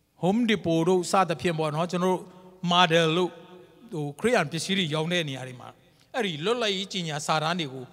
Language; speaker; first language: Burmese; non-native, local second language; Kachin